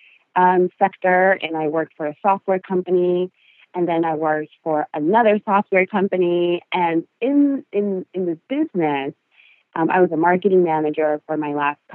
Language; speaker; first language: English; non-native, fluent; Spanish